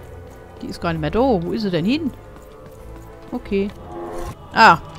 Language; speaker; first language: German; native; German